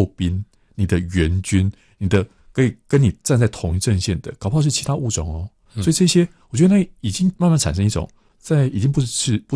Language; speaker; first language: Chinese; native; Chinese